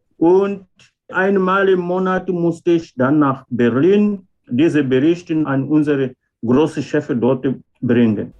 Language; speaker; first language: German; non-native, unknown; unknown